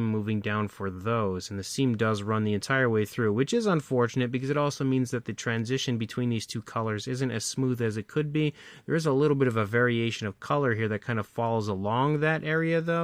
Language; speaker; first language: English; native; English